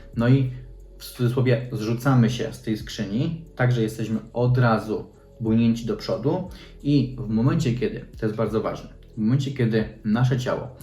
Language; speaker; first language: Polish; native; Polish